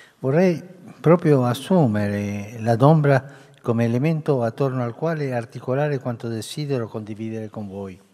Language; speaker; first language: Italian; early bilingual, heritage; Spanish